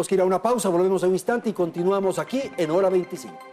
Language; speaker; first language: Spanish; native; Spanish